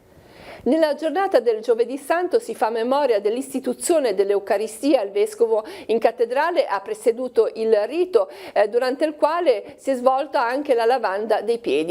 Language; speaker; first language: Italian; native; Italian